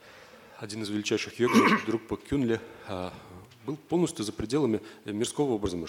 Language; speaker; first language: Russian; native; Russian